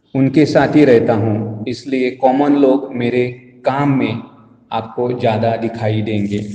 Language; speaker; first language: Hindi; non-native, local second language; Konkani